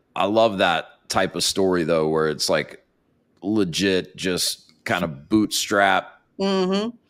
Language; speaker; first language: English; native; English